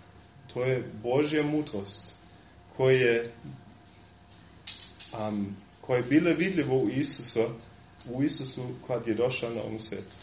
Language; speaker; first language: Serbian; non-native, fluent; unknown